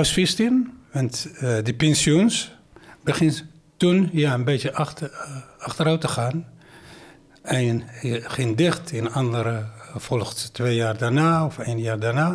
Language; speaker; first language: Dutch; non-native, fluent; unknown